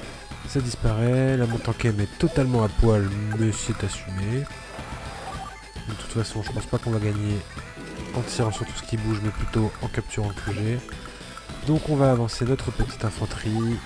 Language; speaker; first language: French; native; French